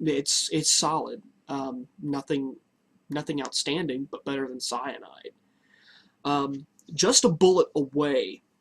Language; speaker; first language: English; native; English